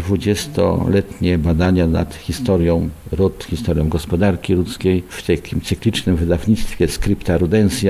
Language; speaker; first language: Polish; native; Polish